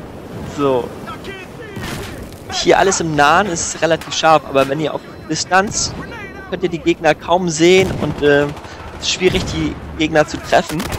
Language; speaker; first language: German; native; German